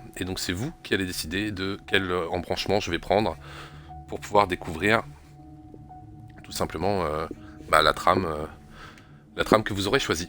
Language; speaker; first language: French; native; French